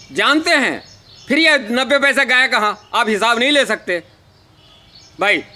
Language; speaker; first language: Hindi; non-native, local second language; Telugu